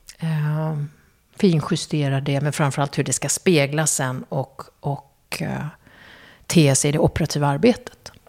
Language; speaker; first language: Swedish; early bilingual, other home language; Kurdish